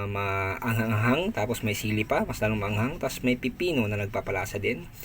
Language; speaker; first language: Filipino; non-native, local second language; Cebuano